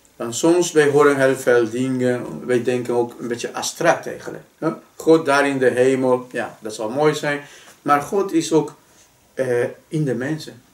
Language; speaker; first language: Dutch; non-native, fluent; Spanish